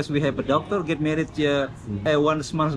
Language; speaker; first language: English; non-native, learner; Indonesian